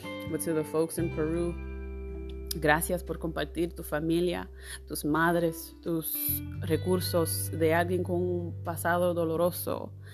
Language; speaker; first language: Spanish; non-native, learner; English